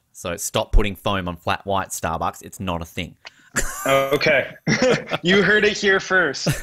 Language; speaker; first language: English; native; English